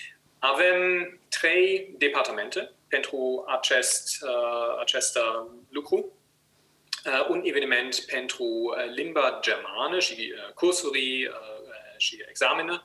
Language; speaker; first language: Romanian; non-native, learner; German